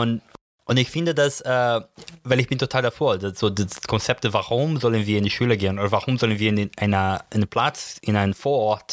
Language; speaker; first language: German; non-native, learner; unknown